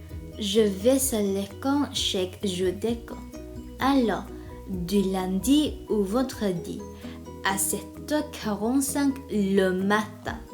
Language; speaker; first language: French; non-native, learner; Vietnamese